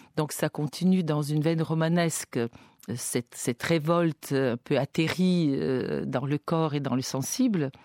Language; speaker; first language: French; non-native, fluent; Bulgarian